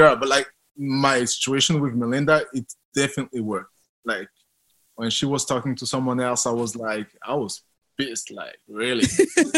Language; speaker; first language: English; non-native, fluent; French